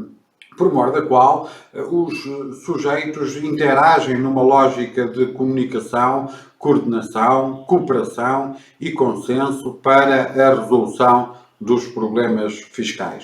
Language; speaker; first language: Portuguese; native; Portuguese